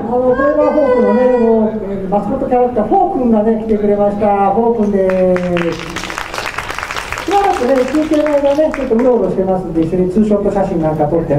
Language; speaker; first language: Japanese; native; Japanese